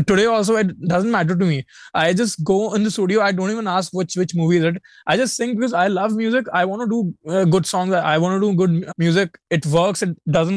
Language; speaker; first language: English; non-native, local second language; Hindi